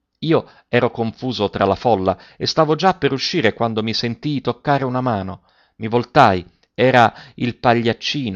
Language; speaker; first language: Italian; native; Italian